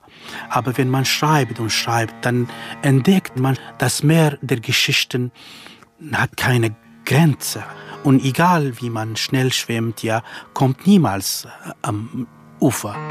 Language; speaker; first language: German; non-native, fluent; Kurdish